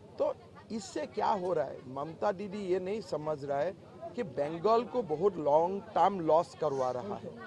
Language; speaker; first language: Hindi; non-native, local second language; Assamese